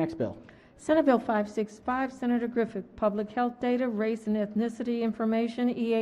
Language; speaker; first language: English; native; English